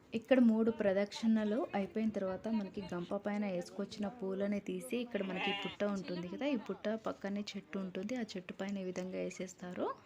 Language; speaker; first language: Telugu; native; Telugu